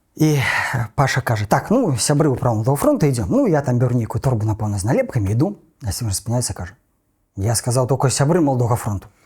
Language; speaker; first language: Belarusian; non-native, local second language; Russian